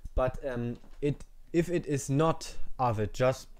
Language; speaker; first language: English; non-native, fluent; German